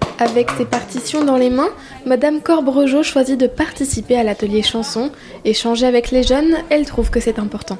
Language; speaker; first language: French; native; French